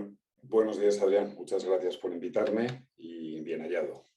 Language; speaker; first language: Spanish; native; Spanish